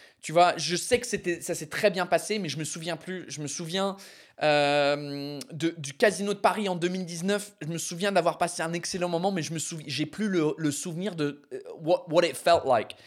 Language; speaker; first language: French; non-native, fluent; English